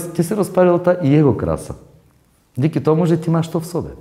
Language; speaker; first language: Czech; non-native, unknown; Bulgarian